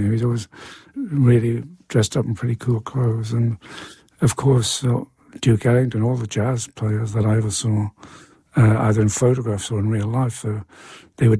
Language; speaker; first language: English; native; English